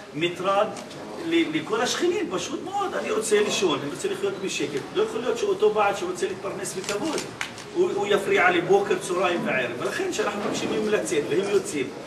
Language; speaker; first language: Hebrew; non-native, local second language; Arabic